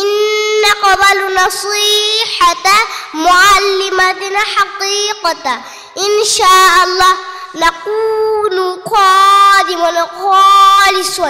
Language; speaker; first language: Arabic; non-native, learner; Bangla